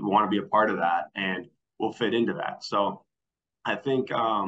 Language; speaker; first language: English; native; English